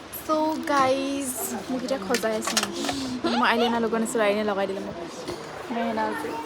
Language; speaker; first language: Assamese; native; Assamese